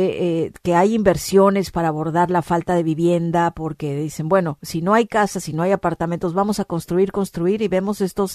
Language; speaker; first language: Spanish; native; Spanish